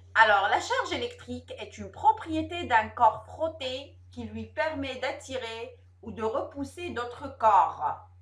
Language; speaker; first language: French; non-native, local second language; Arabic